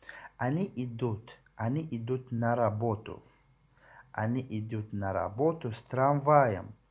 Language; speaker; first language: Russian; non-native, learner; Tajik